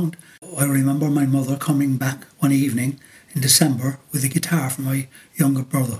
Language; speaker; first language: English; native; English